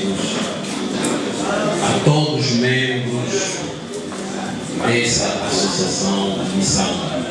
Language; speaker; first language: Portuguese; non-native, fluent; French